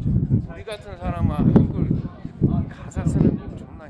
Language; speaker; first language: Korean; early bilingual, heritage; Korean